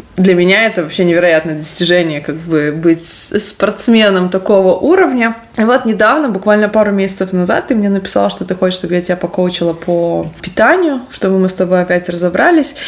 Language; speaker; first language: Russian; native; Russian